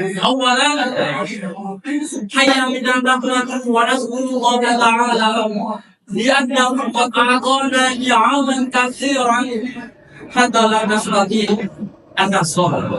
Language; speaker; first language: Arabic; non-native, fluent; Indonesian